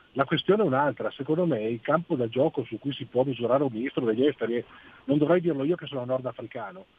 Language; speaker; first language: Italian; non-native, fluent; Arabic